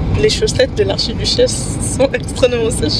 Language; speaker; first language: French; native; French